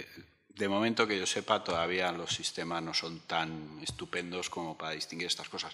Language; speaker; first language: Spanish; native; Spanish